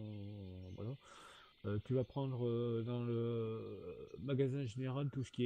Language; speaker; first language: French; native; French